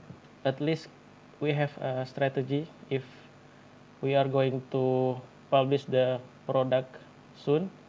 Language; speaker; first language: English; non-native, learner; Indonesian